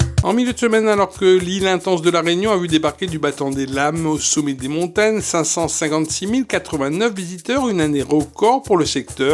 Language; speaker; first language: French; native; French